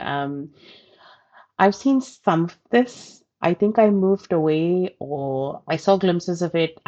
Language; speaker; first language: English; non-native, local second language; Telugu